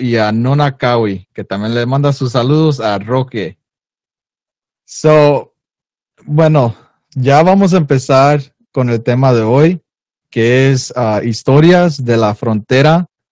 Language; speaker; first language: Spanish; early bilingual, heritage; Spanish